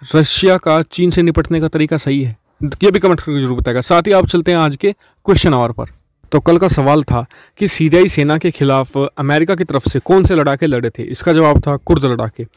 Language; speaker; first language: Hindi; native; Hindi